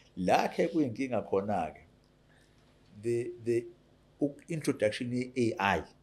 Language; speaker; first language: Zulu; native; Zulu